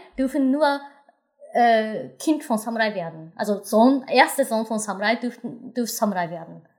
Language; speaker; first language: German; non-native, fluent; Japanese